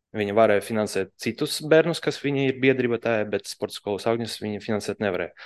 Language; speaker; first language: Latvian; non-native, local second language; Russian